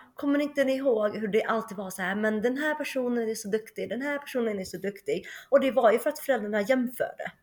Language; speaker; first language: Swedish; early bilingual, other home language; Chinese